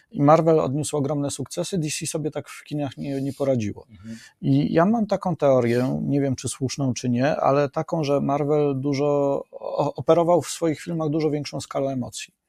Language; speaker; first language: Polish; native; Polish